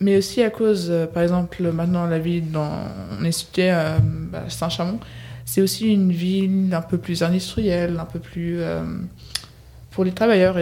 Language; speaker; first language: French; native; French